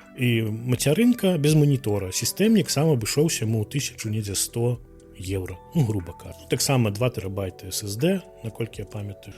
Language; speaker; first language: Belarusian; non-native, local second language; Russian